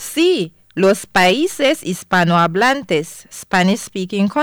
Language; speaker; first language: Spanish; non-native, fluent; English